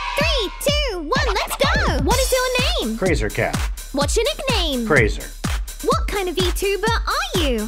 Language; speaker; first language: English; native; English